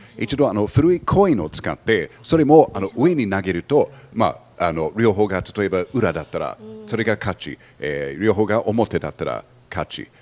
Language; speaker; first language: Japanese; non-native, fluent; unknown